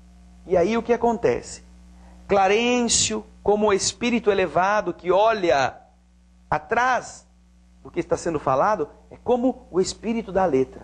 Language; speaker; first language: Portuguese; native; Portuguese